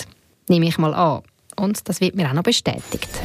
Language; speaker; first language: German; native; German